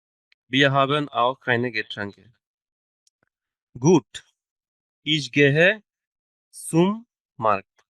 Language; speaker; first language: German; non-native, fluent; Bangla